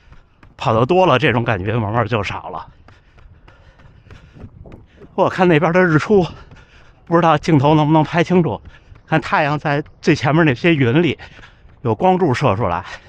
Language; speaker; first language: Chinese; native; Chinese